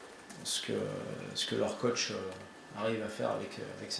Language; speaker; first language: French; native; French